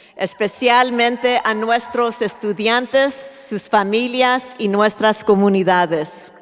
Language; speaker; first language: Spanish; early bilingual, heritage; Spanish